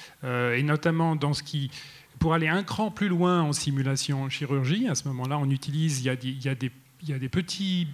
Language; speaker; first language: French; native; French